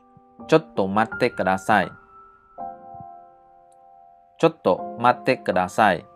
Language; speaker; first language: Japanese; non-native, fluent; Khmer